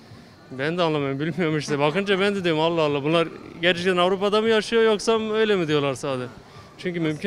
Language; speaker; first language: Turkish; early bilingual, other home language; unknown